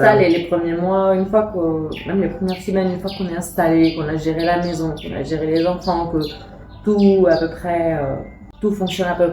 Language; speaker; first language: French; native; French